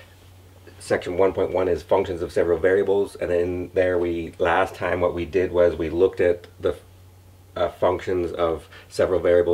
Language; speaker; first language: English; native; English